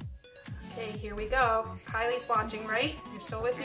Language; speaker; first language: English; native; English